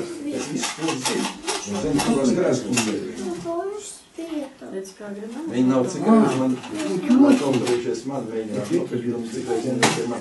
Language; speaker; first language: Latvian; native; Latvian